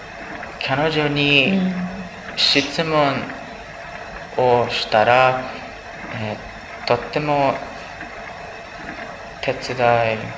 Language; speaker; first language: Japanese; non-native, learner; English